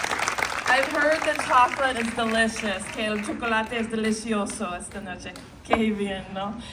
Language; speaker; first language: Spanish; non-native, learner; English